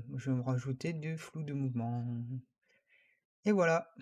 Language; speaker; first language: French; native; French